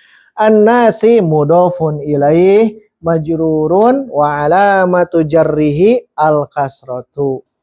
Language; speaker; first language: Arabic; non-native, fluent; Indonesian